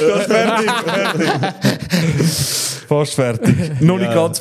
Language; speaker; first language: German; native; German